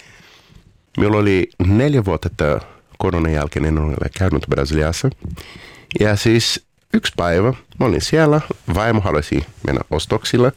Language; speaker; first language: Finnish; non-native, fluent; Portuguese